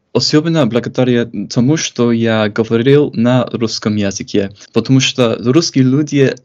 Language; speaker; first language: Russian; non-native, fluent; English